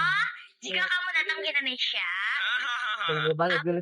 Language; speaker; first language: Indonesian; non-native, learner; Bangla